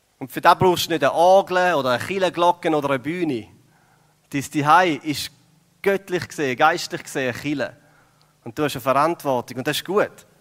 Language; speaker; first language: German; native; German